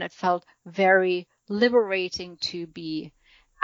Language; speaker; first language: English; non-native, fluent; German